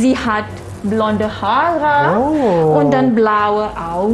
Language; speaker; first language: German; non-native, fluent; Malay